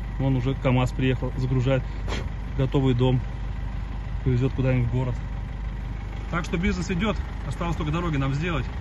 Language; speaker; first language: Russian; native; Russian